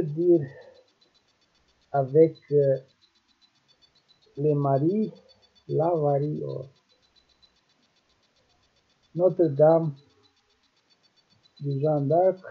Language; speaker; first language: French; non-native, learner; Romanian